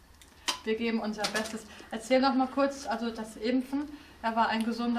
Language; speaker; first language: German; native; German